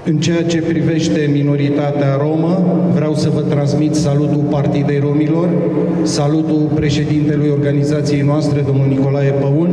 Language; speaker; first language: Romanian; native; Romanian